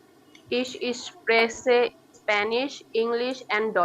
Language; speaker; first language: German; non-native, learner; Bangla